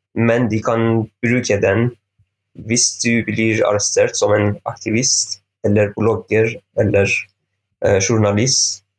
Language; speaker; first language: Norwegian; non-native, fluent; Persian